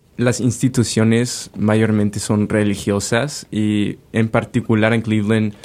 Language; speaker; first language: Spanish; non-native, fluent; English